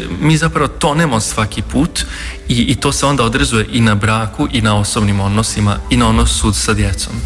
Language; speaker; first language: Bosnian; non-native, local second language; Hungarian